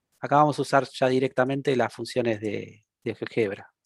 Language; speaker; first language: Spanish; native; Spanish